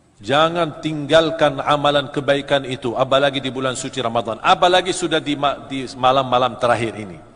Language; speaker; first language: Malay; non-native, fluent; Arabic